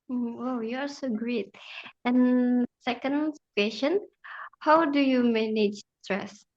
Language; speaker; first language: English; non-native, learner; Indonesian